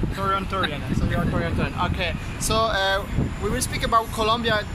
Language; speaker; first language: English; non-native, learner; French